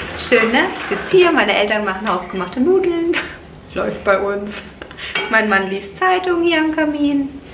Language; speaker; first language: German; early bilingual, other home language; Italian